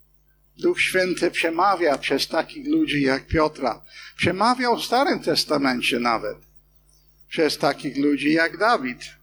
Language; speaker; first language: Polish; non-native, fluent; English